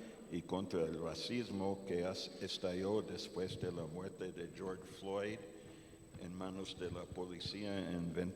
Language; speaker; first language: Spanish; non-native, fluent; English